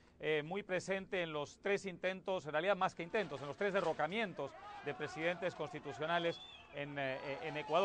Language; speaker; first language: Spanish; native; Spanish